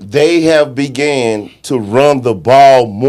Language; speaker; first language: English; native; English